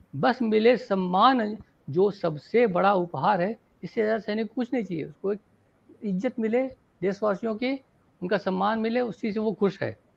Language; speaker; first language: Hindi; native; Hindi